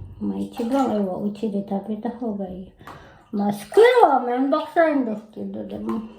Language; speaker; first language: Japanese; non-native, learner; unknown